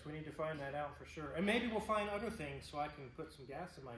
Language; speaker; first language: English; native; English